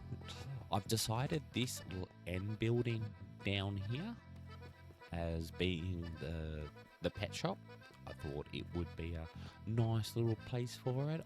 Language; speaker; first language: English; native; English